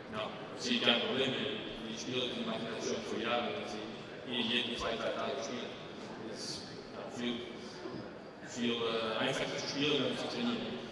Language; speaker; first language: German; non-native, learner; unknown